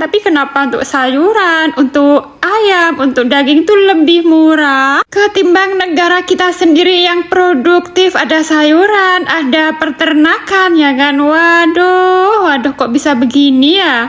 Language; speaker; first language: Indonesian; native; Indonesian